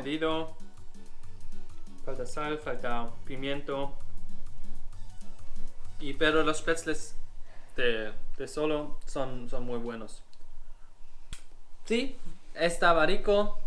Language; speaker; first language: Spanish; non-native, learner; German